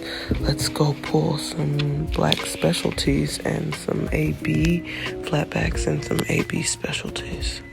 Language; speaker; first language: English; native; English